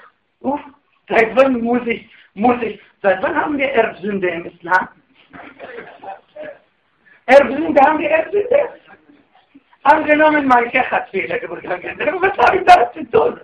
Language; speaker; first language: German; non-native, fluent; Arabic